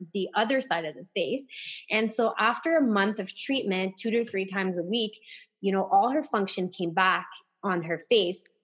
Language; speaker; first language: English; non-native, fluent; French